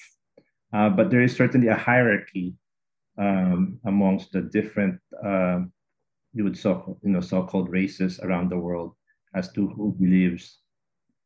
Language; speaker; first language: English; non-native, local second language; Min Nan Chinese